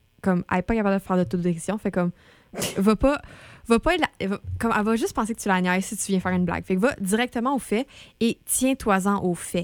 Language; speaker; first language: French; native; French